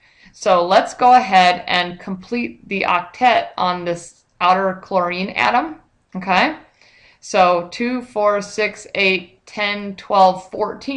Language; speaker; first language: English; native; English